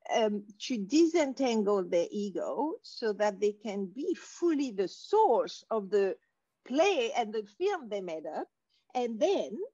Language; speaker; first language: English; non-native, fluent; French